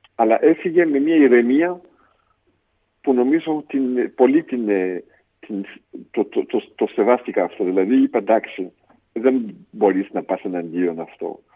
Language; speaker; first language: Greek; early bilingual, heritage; Greek